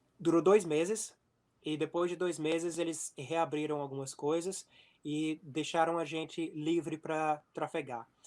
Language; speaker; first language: Portuguese; native; Portuguese